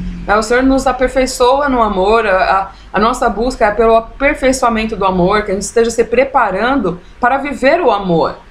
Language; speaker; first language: Portuguese; native; Portuguese